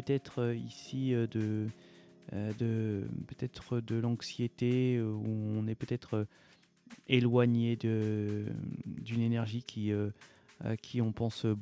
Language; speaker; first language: French; native; French